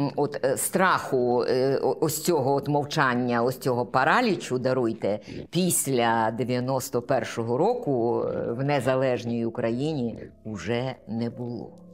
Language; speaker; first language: Ukrainian; native; Ukrainian